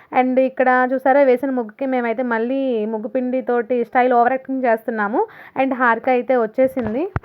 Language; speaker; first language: Telugu; non-native, local second language; Urdu